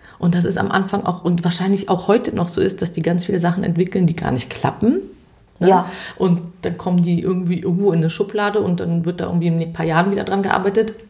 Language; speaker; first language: German; native; German